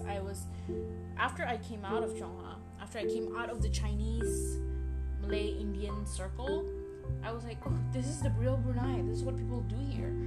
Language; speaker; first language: English; early bilingual, other home language; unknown